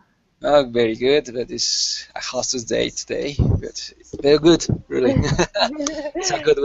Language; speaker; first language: English; non-native, learner; Spanish